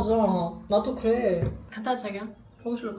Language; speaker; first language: Korean; non-native, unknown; German